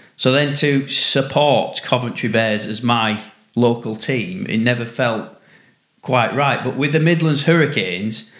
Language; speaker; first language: English; native; English